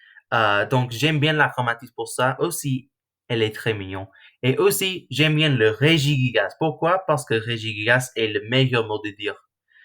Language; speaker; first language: French; non-native, learner; English